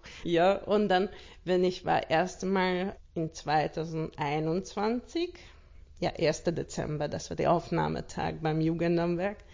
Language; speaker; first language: German; non-native, learner; Hungarian